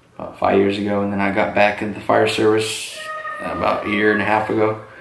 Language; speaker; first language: English; native; English